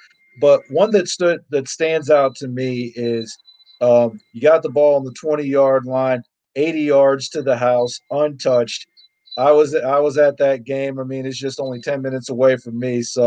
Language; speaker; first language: English; native; English